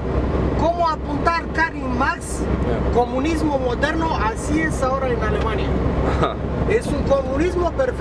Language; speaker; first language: Spanish; non-native, fluent; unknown